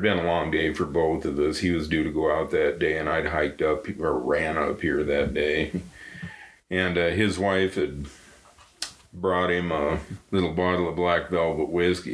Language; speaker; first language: English; native; English